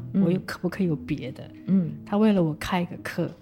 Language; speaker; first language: Chinese; non-native, local second language; Amis